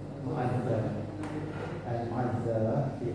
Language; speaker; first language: Arabic; non-native, learner; Indonesian